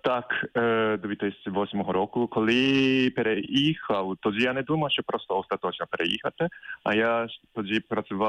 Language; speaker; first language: Ukrainian; non-native, fluent; Japanese